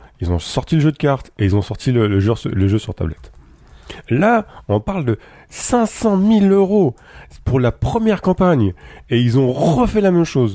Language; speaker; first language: French; native; French